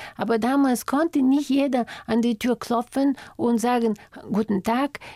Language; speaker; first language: German; non-native, fluent; Bulgarian